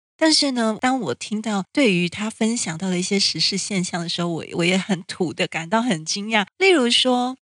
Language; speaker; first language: Chinese; native; Chinese